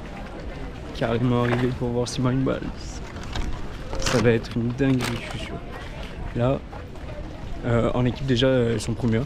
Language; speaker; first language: French; native; French